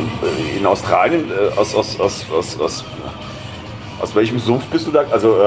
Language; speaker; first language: German; native; German